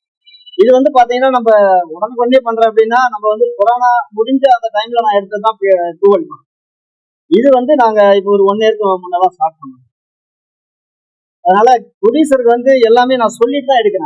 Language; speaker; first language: Tamil; native; Tamil